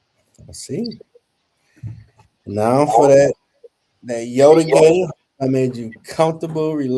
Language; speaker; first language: English; native; English